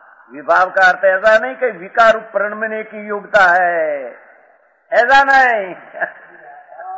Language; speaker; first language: Hindi; non-native, local second language; Gujarati